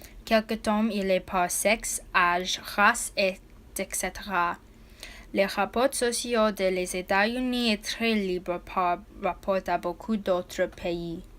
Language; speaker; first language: French; non-native, learner; English